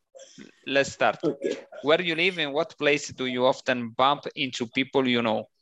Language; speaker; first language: English; non-native, learner; Italian